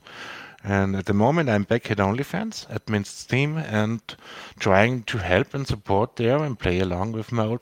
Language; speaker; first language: English; non-native, fluent; German